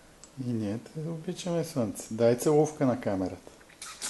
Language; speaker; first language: Bulgarian; native; Bulgarian